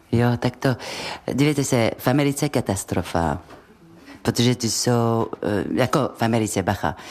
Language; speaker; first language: Czech; non-native, fluent; French